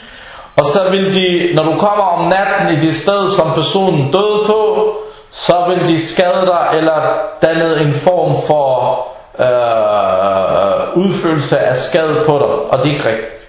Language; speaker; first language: Danish; non-native, fluent; Arabic